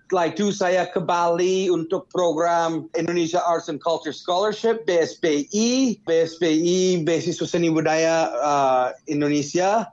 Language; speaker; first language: Indonesian; non-native, fluent; English